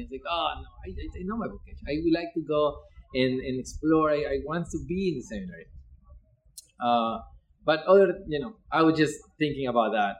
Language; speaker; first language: English; non-native, fluent; Spanish